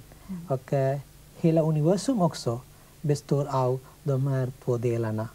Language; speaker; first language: Swedish; non-native, fluent; Sinhala